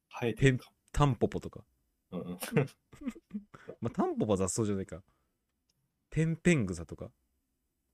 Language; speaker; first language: Japanese; native; Japanese